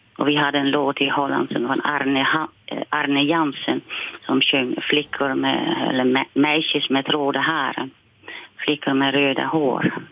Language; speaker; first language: Swedish; non-native, fluent; Dutch